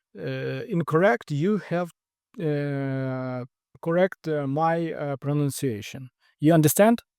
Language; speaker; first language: English; non-native, learner; Ukrainian